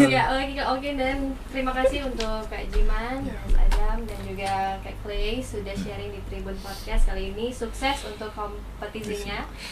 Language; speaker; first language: Indonesian; native; Indonesian